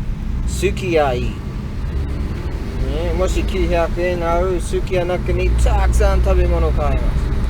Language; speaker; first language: Japanese; non-native, learner; English